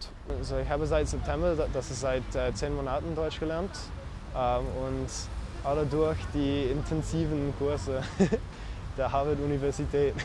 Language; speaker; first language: German; non-native, fluent; English